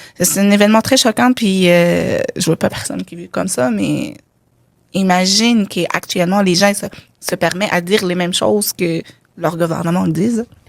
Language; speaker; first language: French; non-native, local second language; Arabic